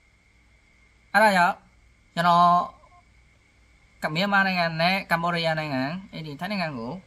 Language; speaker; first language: Burmese; non-native, learner; Khmer